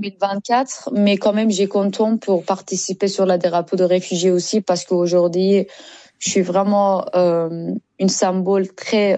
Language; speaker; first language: French; non-native, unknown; Persian